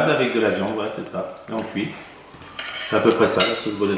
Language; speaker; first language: French; native; French